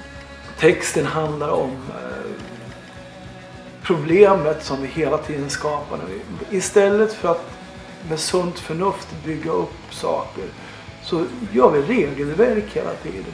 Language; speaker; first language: Swedish; native; Swedish